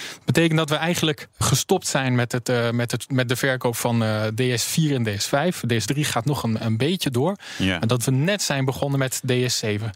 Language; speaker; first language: Dutch; early bilingual, heritage; Dutch